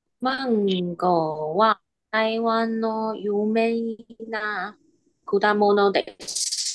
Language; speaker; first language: Japanese; non-native, learner; Chinese